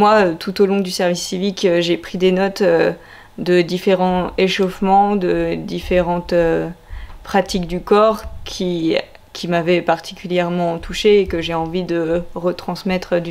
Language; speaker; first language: French; native; French